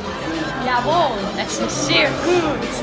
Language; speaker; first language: German; non-native, learner; Dutch